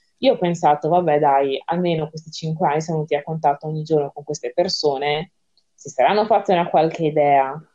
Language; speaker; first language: Italian; early bilingual, other home language; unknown